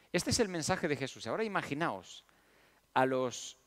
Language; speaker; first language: Spanish; early bilingual, other home language; Romanian